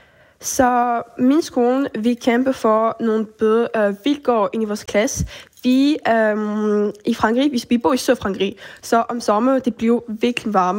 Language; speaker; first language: Danish; early bilingual, heritage; Danish